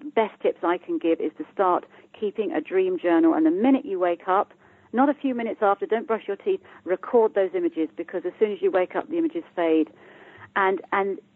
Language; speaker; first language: English; native; English